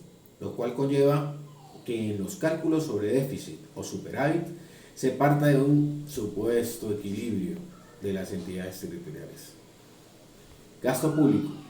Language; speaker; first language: Spanish; native; Spanish